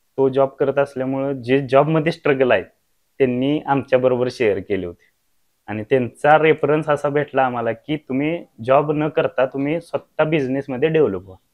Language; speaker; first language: Marathi; native; Marathi